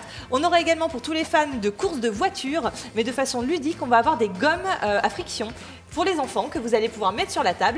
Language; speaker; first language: French; native; French